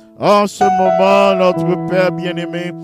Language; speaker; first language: French; non-native, local second language; Haitian Creole